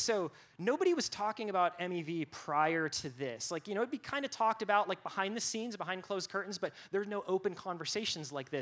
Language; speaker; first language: English; native; English